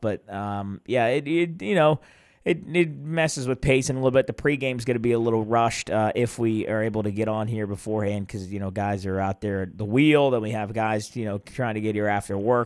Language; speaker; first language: English; native; English